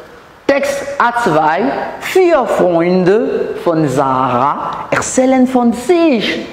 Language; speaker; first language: German; non-native, learner; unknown